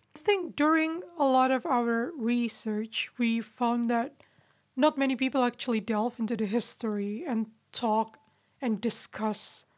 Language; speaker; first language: English; non-native, fluent; Indonesian